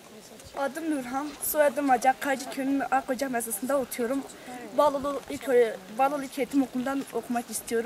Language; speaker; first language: Turkish; non-native, local second language; Kurdish